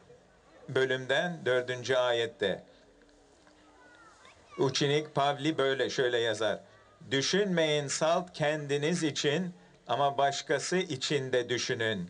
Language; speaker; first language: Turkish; early bilingual, heritage; Turkish